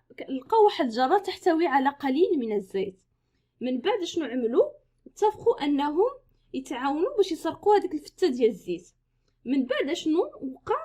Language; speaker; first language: Arabic; native; Arabic